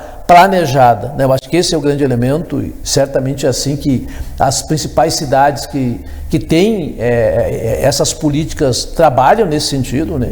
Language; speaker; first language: Portuguese; native; Portuguese